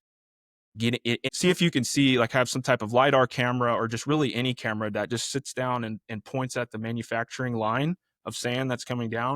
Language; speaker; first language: English; native; English